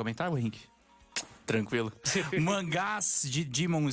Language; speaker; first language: Portuguese; native; Portuguese